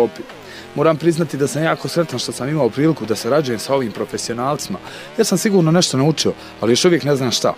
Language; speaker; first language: Croatian; native; Croatian